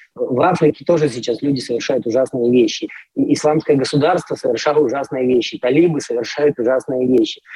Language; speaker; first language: Russian; native; Russian